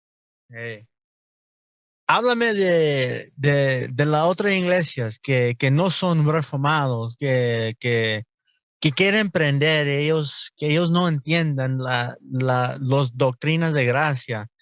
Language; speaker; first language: Spanish; non-native, learner; English